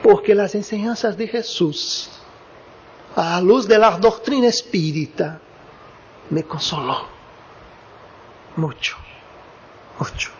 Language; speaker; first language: Spanish; non-native, learner; Portuguese